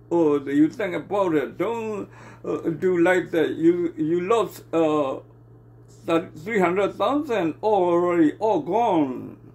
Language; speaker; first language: English; non-native, learner; Burmese